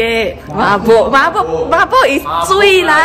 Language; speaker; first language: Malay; non-native, local second language; Chinese